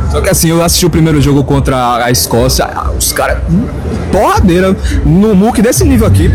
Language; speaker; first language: Portuguese; native; Portuguese